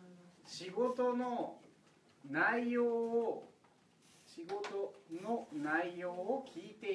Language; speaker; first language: Japanese; native; Japanese